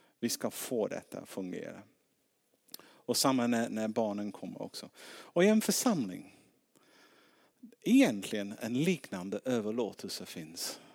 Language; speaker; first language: Swedish; non-native, fluent; English